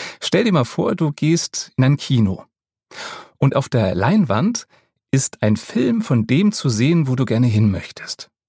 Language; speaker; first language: German; native; German